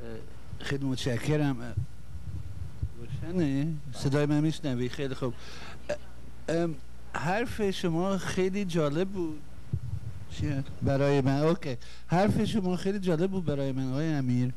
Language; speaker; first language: Persian; non-native, fluent; English